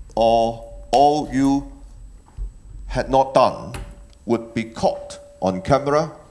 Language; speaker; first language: English; non-native, local second language; Cantonese